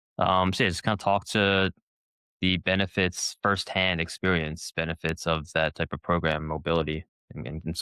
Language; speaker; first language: English; native; English